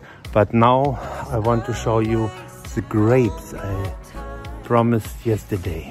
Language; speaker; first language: English; non-native, learner; German